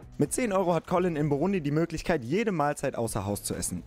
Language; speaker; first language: German; native; German